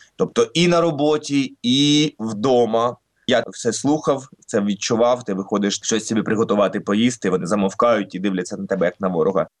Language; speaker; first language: Ukrainian; non-native, local second language; Russian